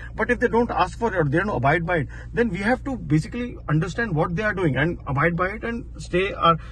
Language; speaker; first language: English; non-native, local second language; Hindi